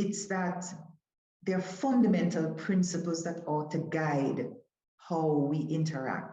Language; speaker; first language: English; native; English